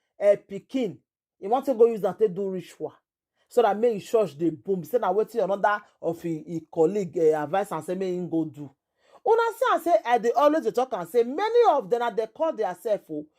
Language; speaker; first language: Nigerian Pidgin; native; Nigerian Pidgin